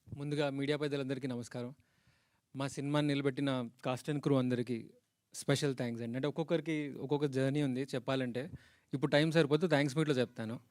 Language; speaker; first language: Telugu; native; Telugu